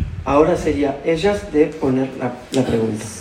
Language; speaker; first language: Spanish; non-native, learner; French